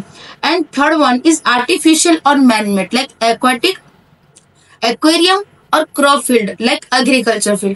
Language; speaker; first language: English; non-native, local second language; Hindi